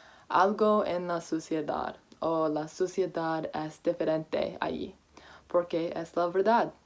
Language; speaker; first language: Spanish; non-native, learner; English